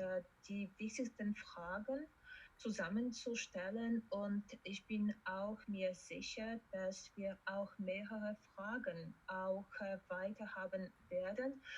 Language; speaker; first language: German; non-native, fluent; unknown